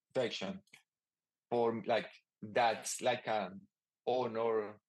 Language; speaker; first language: English; non-native, fluent; Spanish